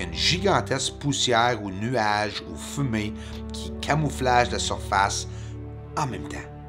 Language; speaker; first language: French; native; French